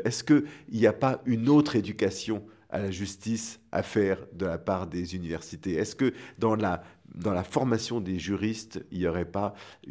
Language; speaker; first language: French; native; French